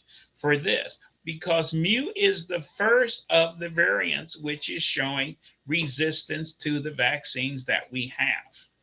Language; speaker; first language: English; native; English